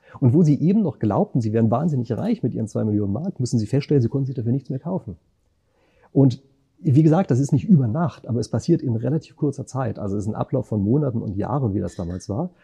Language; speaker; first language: German; native; German